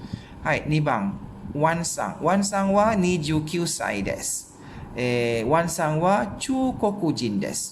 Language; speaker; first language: Japanese; non-native, fluent; Malay